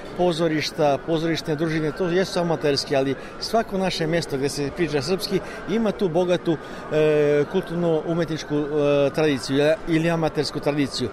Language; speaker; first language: Serbian; early bilingual, heritage; Serbian